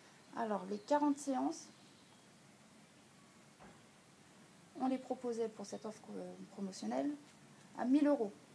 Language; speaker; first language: French; native; French